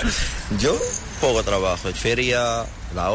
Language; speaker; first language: Spanish; non-native, learner; Arabic